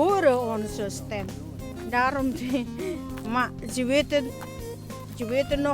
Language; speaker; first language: Dutch; non-native, learner; Indonesian